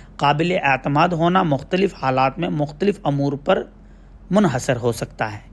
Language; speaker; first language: Urdu; native; Urdu